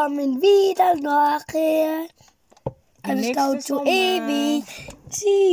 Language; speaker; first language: German; non-native, learner; Cebuano